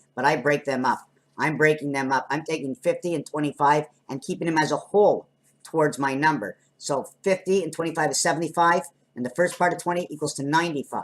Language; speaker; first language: English; native; English